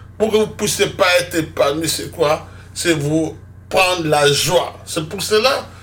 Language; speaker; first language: French; non-native, local second language; Lingala